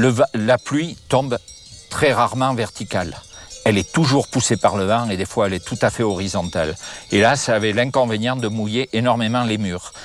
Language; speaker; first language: French; native; French